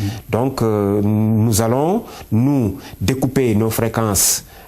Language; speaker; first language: French; non-native, local second language; Wolof